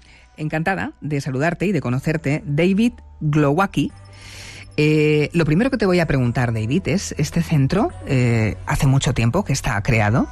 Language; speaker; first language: Spanish; native; Spanish